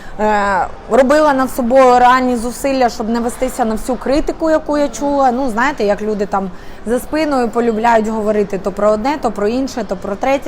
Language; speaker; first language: Ukrainian; native; Ukrainian